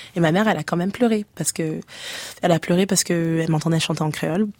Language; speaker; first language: French; native; French